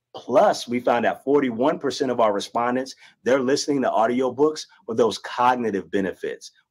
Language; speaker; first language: English; native; English